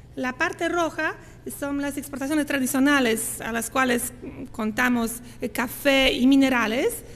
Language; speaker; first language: Spanish; non-native, fluent; Polish